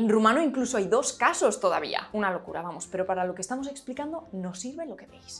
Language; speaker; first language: Spanish; native; Spanish